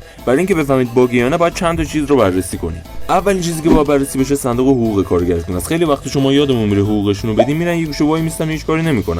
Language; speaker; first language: Persian; native; Persian